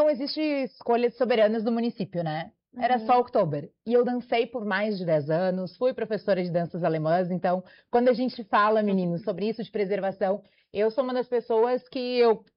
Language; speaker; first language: Portuguese; native; Portuguese